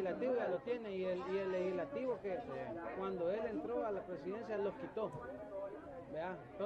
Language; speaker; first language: Spanish; native; Spanish